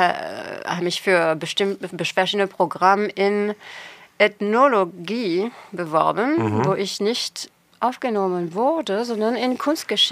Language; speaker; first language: German; non-native, fluent; French